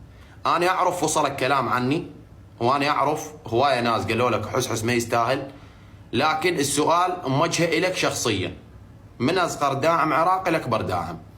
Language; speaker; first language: Arabic; native; Arabic